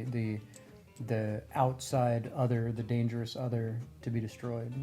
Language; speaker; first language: English; native; English